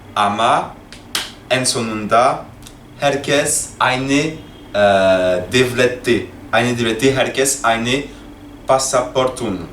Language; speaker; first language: Turkish; non-native, learner; French